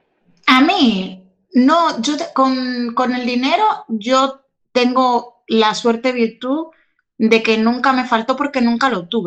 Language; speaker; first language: Spanish; native; Spanish